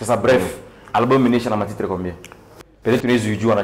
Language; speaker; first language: French; non-native, local second language; Swahili